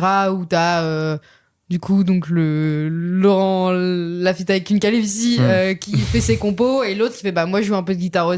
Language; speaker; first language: French; native; French